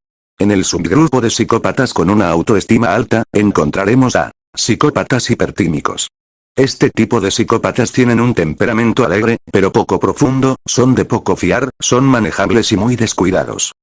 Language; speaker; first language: Spanish; native; Spanish